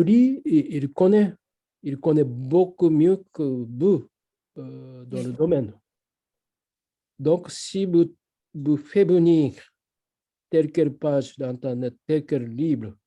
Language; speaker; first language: French; non-native, fluent; Japanese